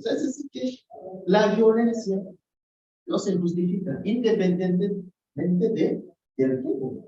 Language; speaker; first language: Spanish; non-native, fluent; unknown